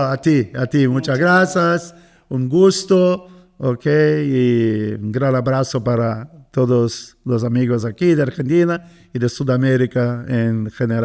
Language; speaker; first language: Spanish; non-native, fluent; Portuguese